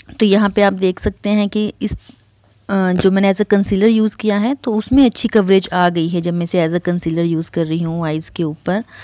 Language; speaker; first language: Hindi; native; Hindi